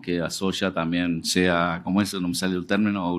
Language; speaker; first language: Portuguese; non-native, learner; Spanish